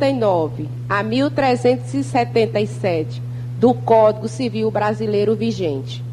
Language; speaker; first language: Portuguese; native; Portuguese